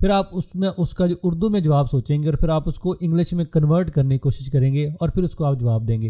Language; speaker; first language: Urdu; non-native, local second language; Punjabi